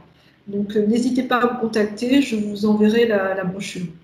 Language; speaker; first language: French; native; French